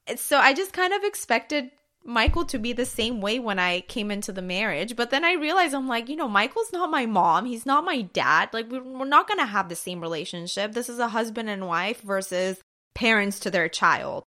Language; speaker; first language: English; early bilingual, other home language; Persian